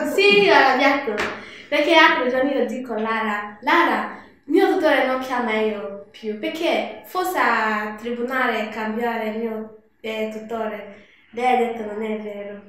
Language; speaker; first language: Italian; non-native, learner; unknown